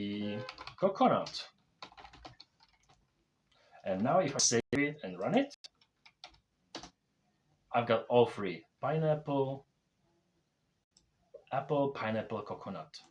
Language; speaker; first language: English; non-native, fluent; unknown